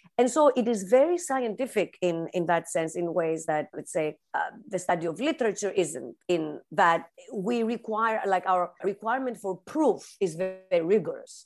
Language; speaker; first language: English; non-native, fluent; Greek